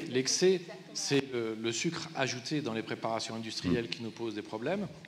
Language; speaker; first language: French; native; French